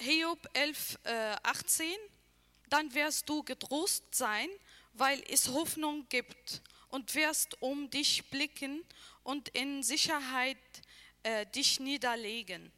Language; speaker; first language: German; non-native, learner; Arabic